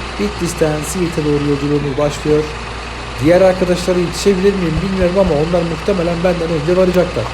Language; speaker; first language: Turkish; native; Turkish